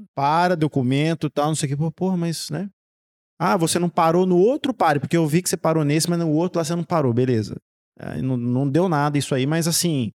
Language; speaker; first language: Portuguese; native; Portuguese